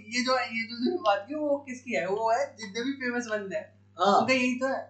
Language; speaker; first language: Hindi; native; Hindi